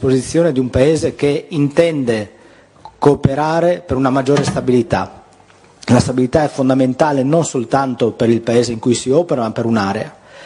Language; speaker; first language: Italian; native; Italian